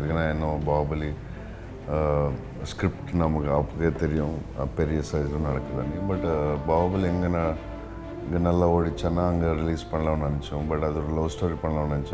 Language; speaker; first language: Tamil; non-native, local second language; Telugu